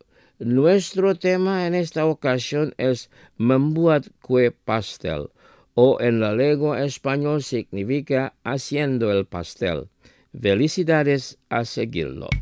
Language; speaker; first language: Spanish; non-native, fluent; Indonesian